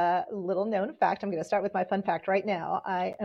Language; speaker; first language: English; early bilingual, other home language; Polish